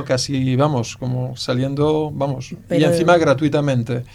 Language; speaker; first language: Spanish; native; Spanish